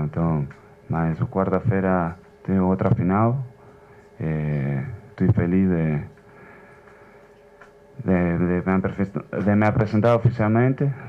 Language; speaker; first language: Portuguese; non-native, learner; Spanish